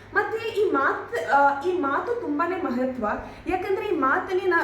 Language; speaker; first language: Kannada; non-native, learner; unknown